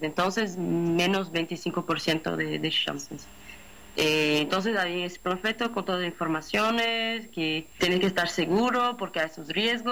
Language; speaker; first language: Spanish; non-native, fluent; Portuguese